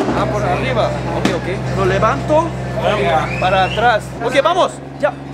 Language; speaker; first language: Spanish; non-native, fluent; Korean